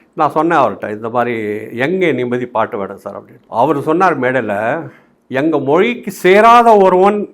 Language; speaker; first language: Tamil; non-native, local second language; Hindi